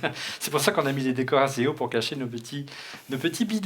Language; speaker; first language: French; native; French